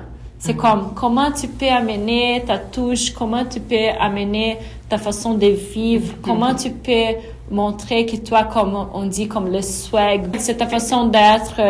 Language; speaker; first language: French; non-native, fluent; Portuguese